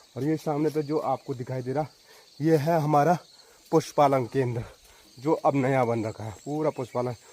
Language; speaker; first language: Hindi; non-native, local second language; Garhwali